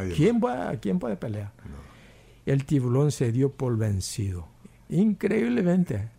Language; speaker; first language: Spanish; non-native, fluent; Korean